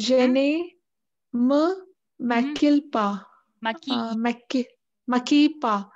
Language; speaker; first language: French; non-native, learner; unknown